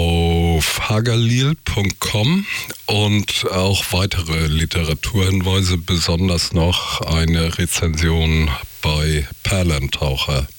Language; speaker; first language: German; native; German